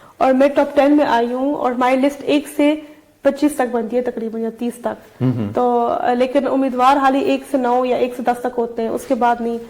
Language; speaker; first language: Urdu; early bilingual, heritage; Urdu